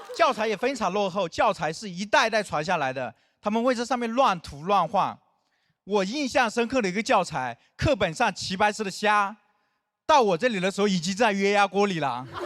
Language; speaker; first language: Chinese; non-native, local second language; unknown